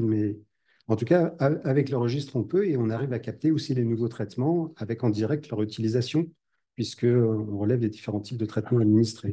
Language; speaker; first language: French; native; French